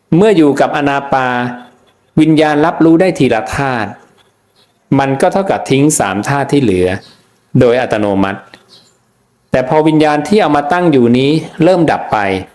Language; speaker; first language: Thai; native; Thai